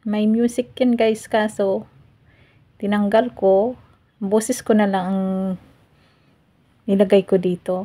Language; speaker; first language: Filipino; native; Filipino